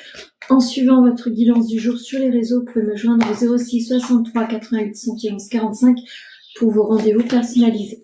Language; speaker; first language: French; native; French